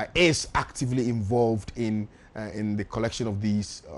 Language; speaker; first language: English; non-native, local second language; Akan